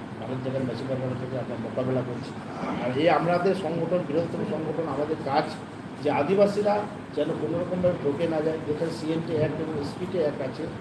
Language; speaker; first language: Bangla; non-native, local second language; Santali